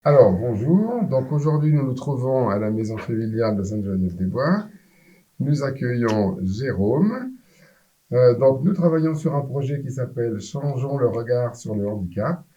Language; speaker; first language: French; native; French